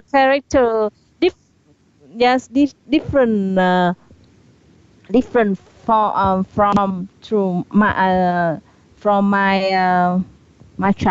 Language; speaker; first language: English; non-native, learner; Vietnamese